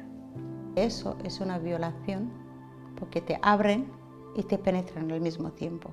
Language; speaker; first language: Spanish; non-native, fluent; Somali